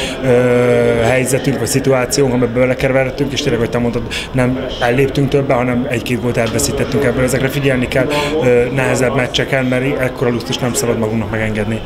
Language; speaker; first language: Hungarian; native; Hungarian